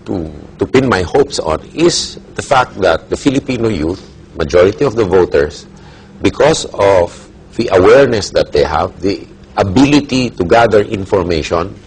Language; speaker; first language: English; non-native, local second language; Filipino